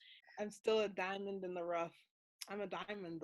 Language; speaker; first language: English; native; English